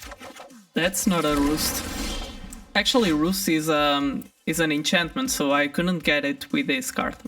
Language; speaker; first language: English; non-native, fluent; Portuguese